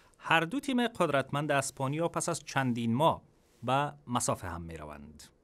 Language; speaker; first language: Persian; native; Persian